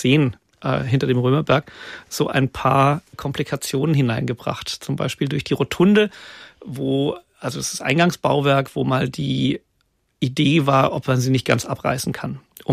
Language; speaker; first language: German; native; German